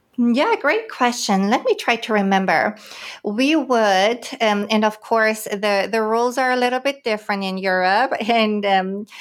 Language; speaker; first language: English; non-native, fluent; German